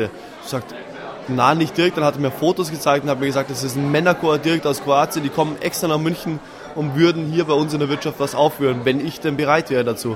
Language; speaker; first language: German; native; German